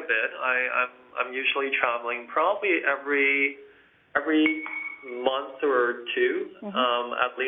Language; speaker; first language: English; early bilingual, other home language; Chinese